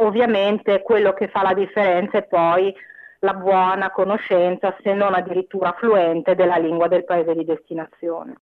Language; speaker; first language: Italian; native; Italian